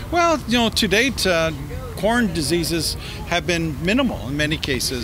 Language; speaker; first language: English; native; English